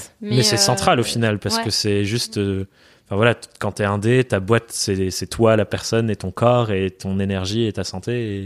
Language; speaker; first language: French; native; French